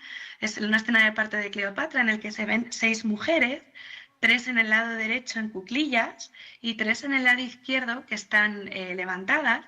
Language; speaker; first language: Spanish; native; Spanish